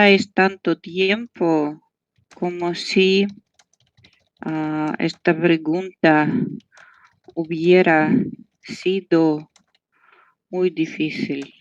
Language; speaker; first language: Spanish; non-native, learner; Russian